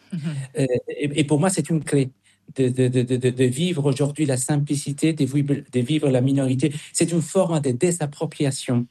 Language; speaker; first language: French; non-native, fluent; Spanish